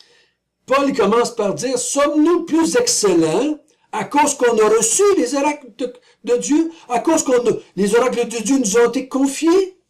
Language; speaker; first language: French; native; French